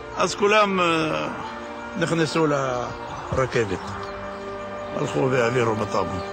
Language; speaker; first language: Hebrew; non-native, local second language; Arabic